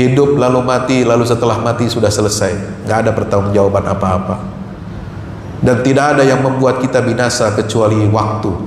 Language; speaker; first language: Indonesian; native; Indonesian